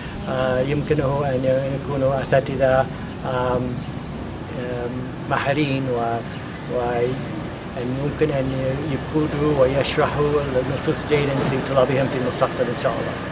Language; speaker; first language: Arabic; non-native, fluent; English